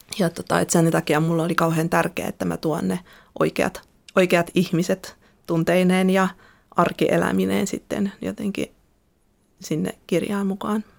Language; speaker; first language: Finnish; early bilingual, other home language; Russian